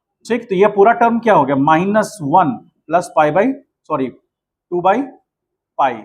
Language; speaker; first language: Hindi; native; Hindi